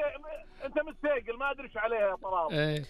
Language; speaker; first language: Arabic; native; Arabic